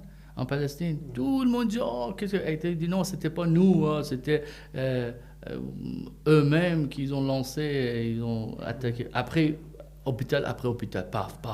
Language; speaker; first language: French; non-native, fluent; Persian